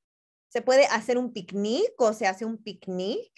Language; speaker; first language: Spanish; non-native, fluent; English